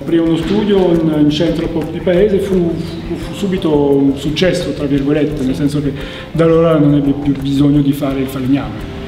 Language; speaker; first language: Italian; non-native, fluent; French